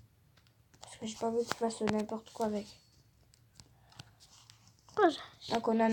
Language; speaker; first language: French; native; French